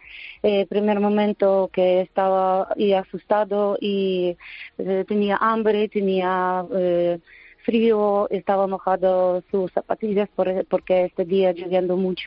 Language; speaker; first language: Spanish; non-native, learner; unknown